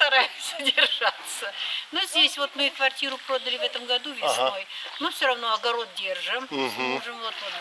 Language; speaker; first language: Russian; native; Russian